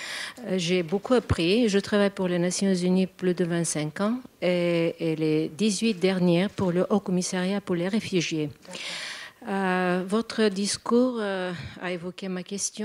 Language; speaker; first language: French; non-native, fluent; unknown